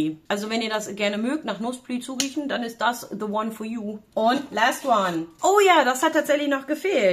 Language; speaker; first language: German; native; German